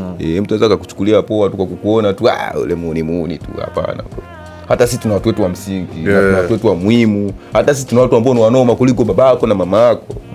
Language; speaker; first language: Swahili; native; Swahili